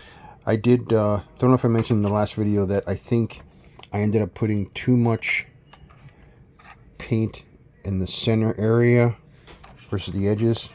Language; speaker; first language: English; native; English